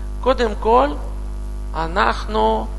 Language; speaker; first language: Hebrew; non-native, learner; Russian